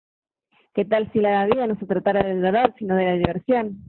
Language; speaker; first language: Spanish; native; Spanish